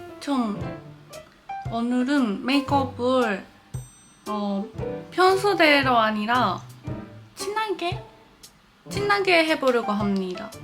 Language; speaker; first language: Korean; non-native, learner; Japanese